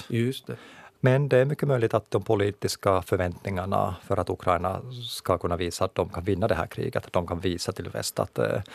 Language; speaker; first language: Swedish; non-native, local second language; Finnish